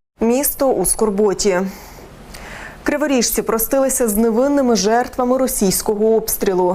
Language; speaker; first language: Ukrainian; native; Ukrainian